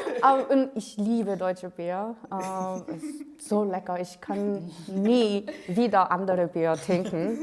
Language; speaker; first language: German; non-native, fluent; Korean